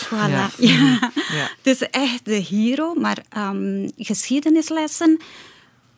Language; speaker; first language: Dutch; non-native, fluent; Indonesian